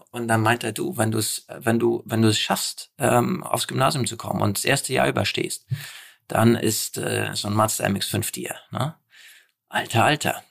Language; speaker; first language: German; early bilingual, other home language; Polish